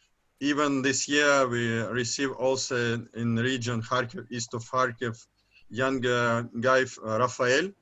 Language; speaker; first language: English; non-native, learner; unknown